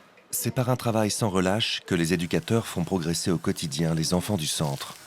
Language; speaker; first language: French; native; French